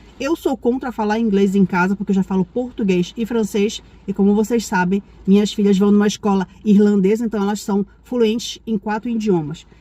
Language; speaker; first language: Portuguese; native; Portuguese